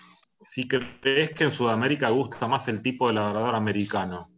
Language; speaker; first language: Spanish; native; Spanish